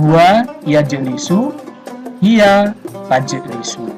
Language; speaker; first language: Arabic; non-native, fluent; Indonesian